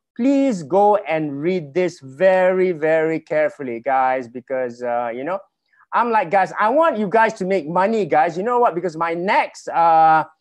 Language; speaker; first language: English; non-native, local second language; Malay